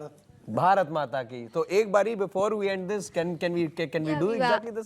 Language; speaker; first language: Hindi; native; Hindi